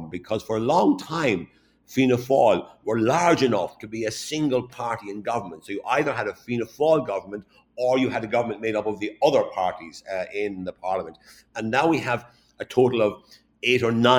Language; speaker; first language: English; native; English